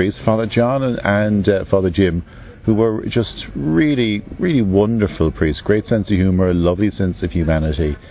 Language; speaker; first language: English; native; English